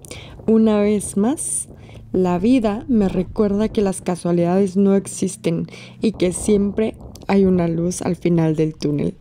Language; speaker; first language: Spanish; native; Spanish